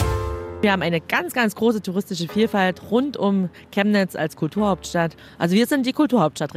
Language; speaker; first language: German; native; German